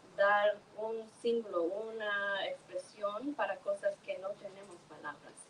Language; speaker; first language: Spanish; early bilingual, heritage; Spanish